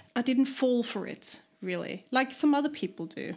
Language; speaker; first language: English; non-native, fluent; German